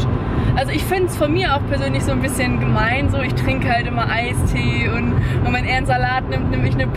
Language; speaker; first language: German; native; German